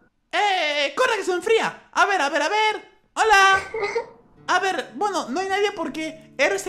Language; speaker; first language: Spanish; native; Spanish